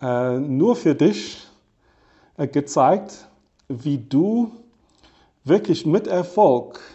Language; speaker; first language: German; non-native, fluent; English